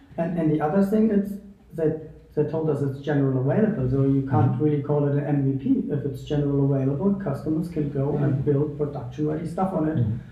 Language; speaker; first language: English; non-native, fluent; German